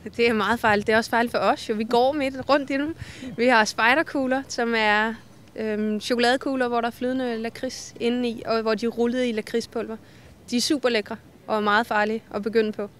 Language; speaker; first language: Danish; native; Danish